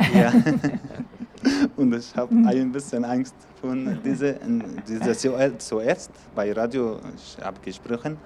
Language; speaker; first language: German; non-native, learner; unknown